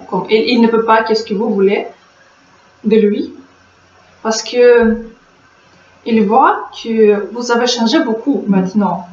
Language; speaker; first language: French; non-native, fluent; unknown